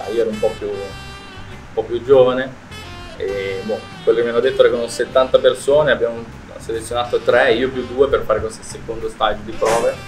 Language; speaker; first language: Italian; non-native, fluent; Portuguese